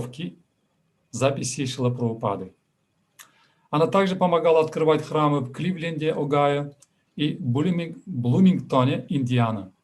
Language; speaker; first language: Russian; native; Russian